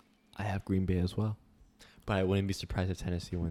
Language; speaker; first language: English; native; English